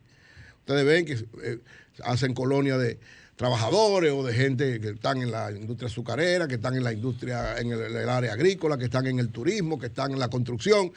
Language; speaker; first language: Spanish; native; Spanish